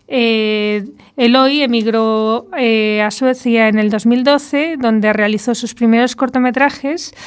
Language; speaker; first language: Spanish; native; Spanish